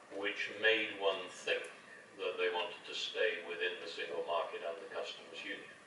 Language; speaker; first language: English; native; English